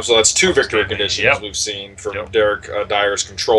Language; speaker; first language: English; native; English